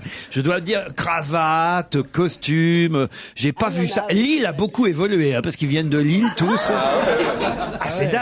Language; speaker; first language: French; native; French